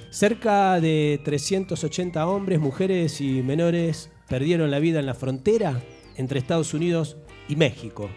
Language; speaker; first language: Spanish; native; Spanish